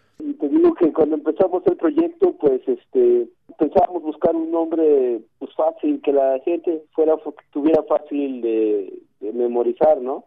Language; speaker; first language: Spanish; non-native, local second language; Tzotzil